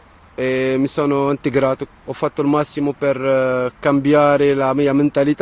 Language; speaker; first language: Italian; non-native, fluent; Arabic